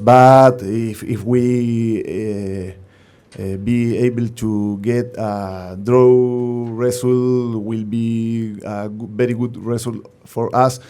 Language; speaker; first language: English; non-native, learner; Spanish